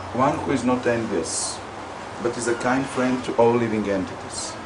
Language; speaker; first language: English; non-native, fluent; Bulgarian